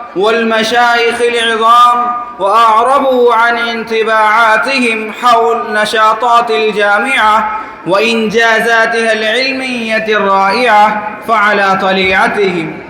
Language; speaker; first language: Arabic; non-native, learner; Urdu